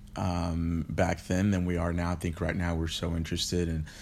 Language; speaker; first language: English; early bilingual, other home language; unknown